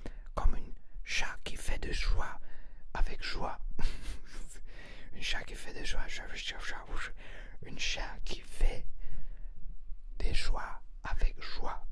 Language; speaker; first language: French; non-native, learner; Spanish